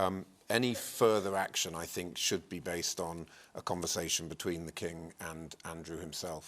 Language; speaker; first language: English; native; English